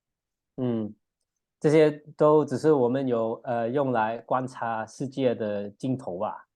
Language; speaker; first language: Chinese; early bilingual, heritage; English